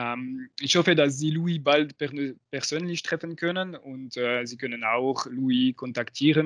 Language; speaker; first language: German; non-native, local second language; French